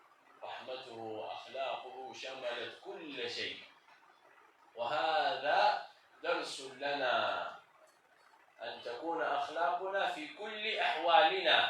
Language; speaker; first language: Arabic; native; Arabic